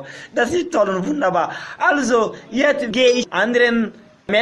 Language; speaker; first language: German; non-native, learner; Bambara